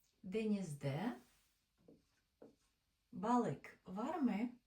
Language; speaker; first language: Turkish; non-native, learner; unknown